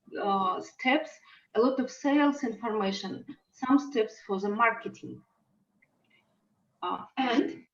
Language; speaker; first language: English; non-native, learner; Russian